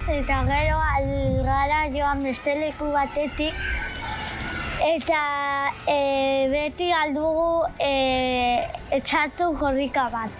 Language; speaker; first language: Basque; non-native, local second language; Spanish